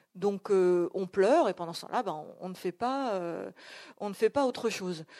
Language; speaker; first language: French; native; French